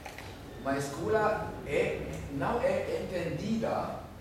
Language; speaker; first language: Portuguese; non-native, fluent; German